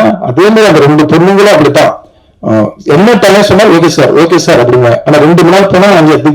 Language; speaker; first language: Tamil; native; Tamil